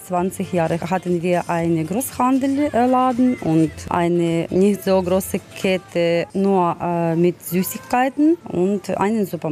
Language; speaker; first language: German; non-native, fluent; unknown